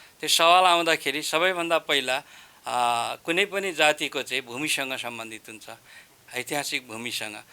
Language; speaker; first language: Nepali; non-native, local second language; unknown